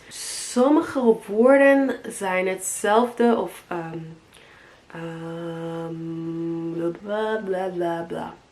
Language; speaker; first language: Dutch; non-native, learner; English